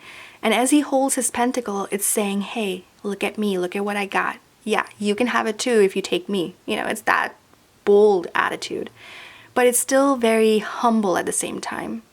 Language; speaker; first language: English; native; English